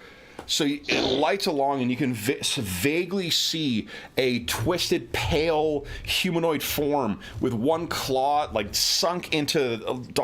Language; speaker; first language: English; native; English